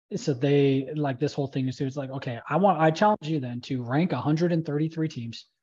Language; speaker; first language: English; native; English